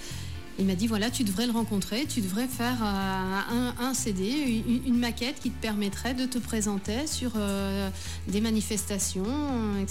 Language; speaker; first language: French; native; French